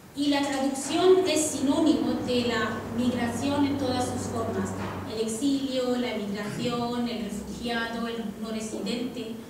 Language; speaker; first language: Spanish; non-native, fluent; Tamil